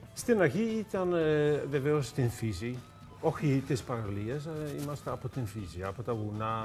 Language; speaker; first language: Greek; non-native, learner; Dutch